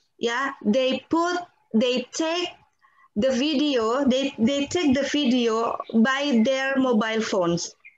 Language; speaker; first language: English; non-native, fluent; Indonesian